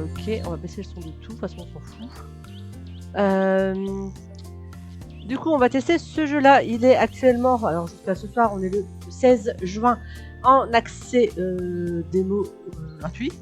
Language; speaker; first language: French; native; French